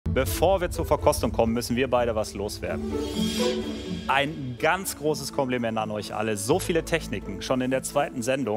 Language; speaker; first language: German; native; German